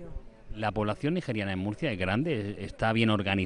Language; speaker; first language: Spanish; native; Spanish